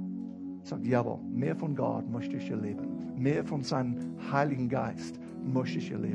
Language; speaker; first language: German; non-native, fluent; English